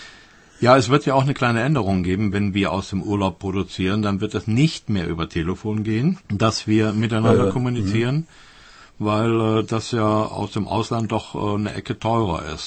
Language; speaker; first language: German; native; German